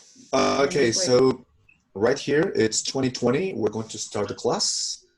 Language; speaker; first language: English; non-native, fluent; Spanish